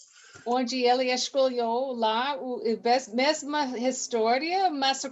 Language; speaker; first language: Portuguese; non-native, learner; English